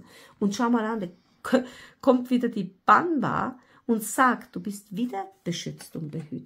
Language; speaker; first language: German; non-native, fluent; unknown